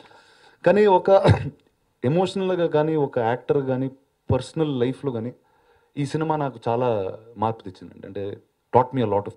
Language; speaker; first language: Telugu; native; Telugu